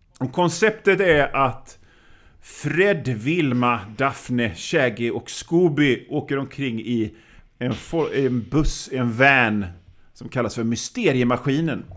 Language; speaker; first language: Swedish; native; Swedish